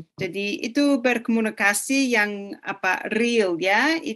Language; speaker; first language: Indonesian; non-native, fluent; English